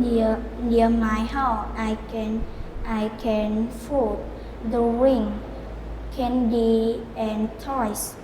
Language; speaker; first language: English; non-native, learner; Vietnamese